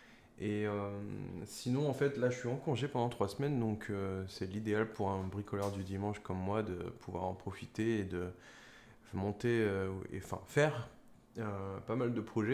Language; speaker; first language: French; native; French